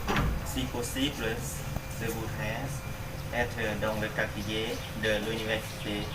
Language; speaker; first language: French; non-native, learner; Lao